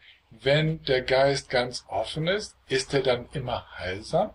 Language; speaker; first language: German; native; German